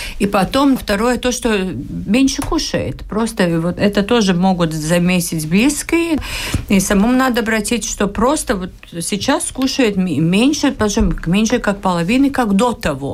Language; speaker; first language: Russian; non-native, local second language; Latvian